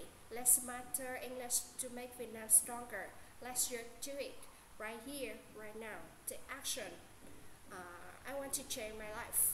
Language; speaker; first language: English; non-native, learner; Vietnamese